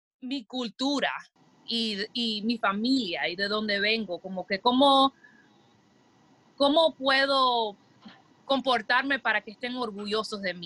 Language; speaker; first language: Spanish; early bilingual, heritage; Spanish